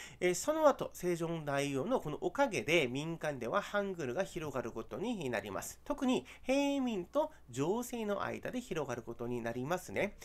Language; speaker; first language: Japanese; non-native, fluent; Korean